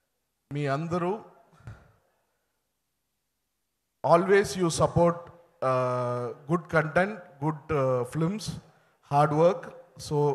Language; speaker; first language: Telugu; non-native, learner; Tamil